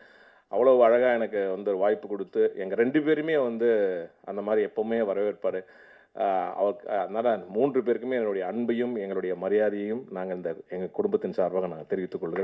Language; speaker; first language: Tamil; native; Tamil